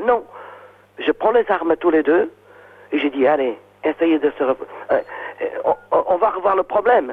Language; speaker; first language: French; non-native, fluent; Portuguese